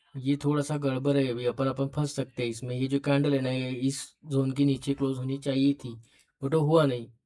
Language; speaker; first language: Hindi; non-native, local second language; Marathi